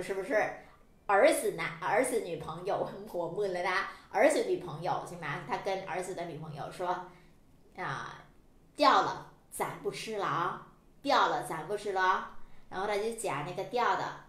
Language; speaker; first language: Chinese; non-native, fluent; Thai